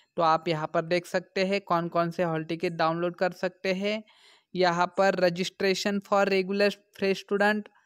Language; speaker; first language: Hindi; non-native, local second language; Marathi